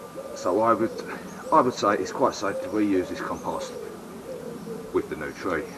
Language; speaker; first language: English; native; English